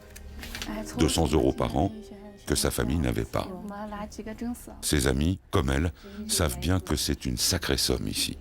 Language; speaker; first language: French; native; French